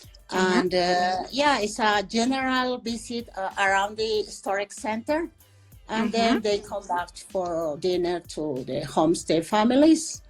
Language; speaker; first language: English; non-native, fluent; Spanish